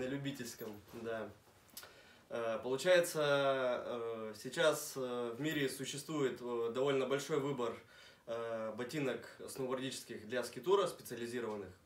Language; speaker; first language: Russian; native; Russian